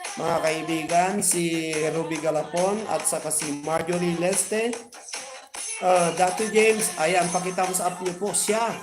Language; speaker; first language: Filipino; non-native, local second language; Iloko